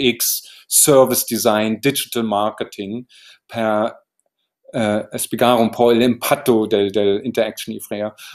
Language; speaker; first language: Italian; non-native, learner; German